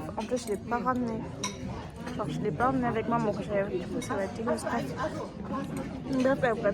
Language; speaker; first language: French; native; French